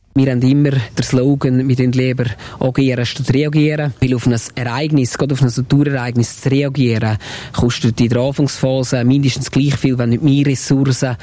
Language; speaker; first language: German; native; German